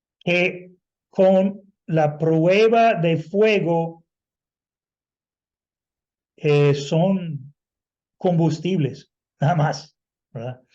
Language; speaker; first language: Spanish; non-native, fluent; English